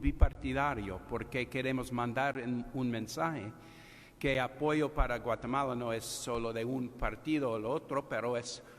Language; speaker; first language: Spanish; non-native, fluent; English